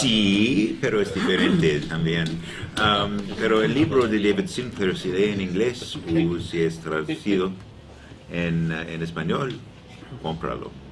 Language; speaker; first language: Spanish; non-native, learner; English